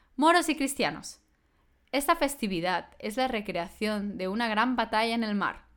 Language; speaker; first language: Spanish; native; Spanish